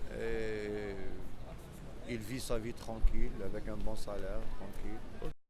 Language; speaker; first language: French; non-native, local second language; Arabic